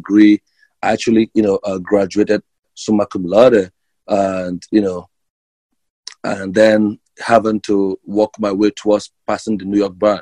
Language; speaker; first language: English; non-native, local second language; Igbo